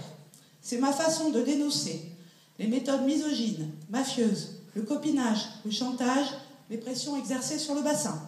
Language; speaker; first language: French; native; French